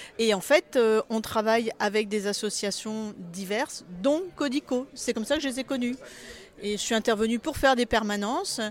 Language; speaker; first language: French; native; French